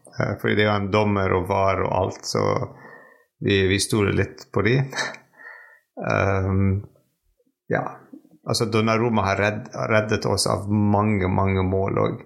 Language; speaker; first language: Norwegian; non-native, fluent; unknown